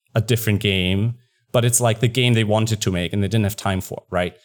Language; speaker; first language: English; non-native, fluent; German